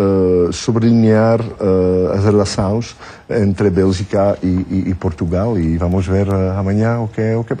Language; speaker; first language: Portuguese; non-native, fluent; French